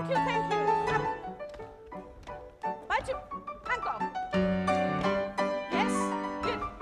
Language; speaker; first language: English; non-native, learner; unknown